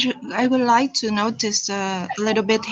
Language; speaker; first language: English; non-native, fluent; Vietnamese